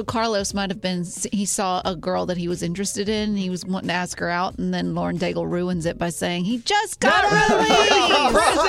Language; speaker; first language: English; native; English